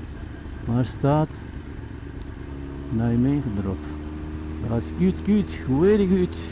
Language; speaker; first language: Dutch; non-native, fluent; Turkish